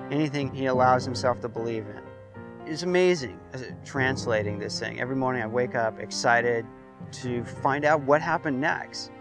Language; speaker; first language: English; native; English